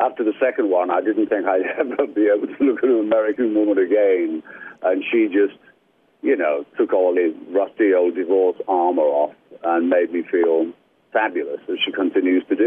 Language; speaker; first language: English; native; English